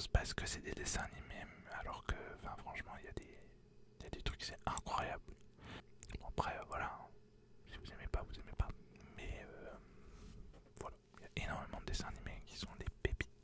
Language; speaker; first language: French; native; French